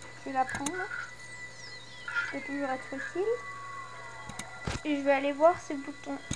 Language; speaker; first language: French; native; French